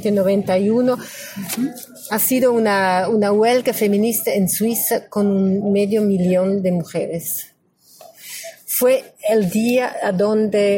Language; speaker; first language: Spanish; non-native, learner; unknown